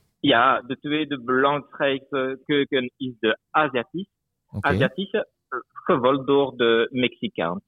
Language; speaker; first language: Dutch; non-native, local second language; French